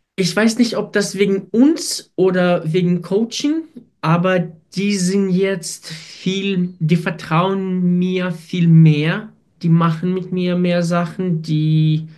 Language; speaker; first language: German; non-native, fluent; Ukrainian